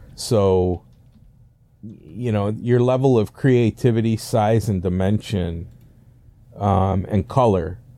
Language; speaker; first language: English; native; English